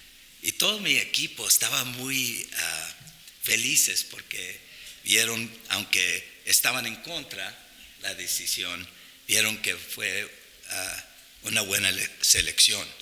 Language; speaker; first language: Spanish; non-native, fluent; English